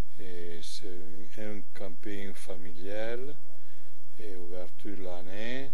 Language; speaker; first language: French; non-native, learner; Italian